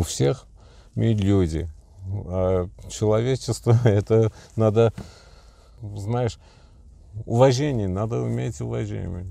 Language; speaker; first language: Russian; non-native, learner; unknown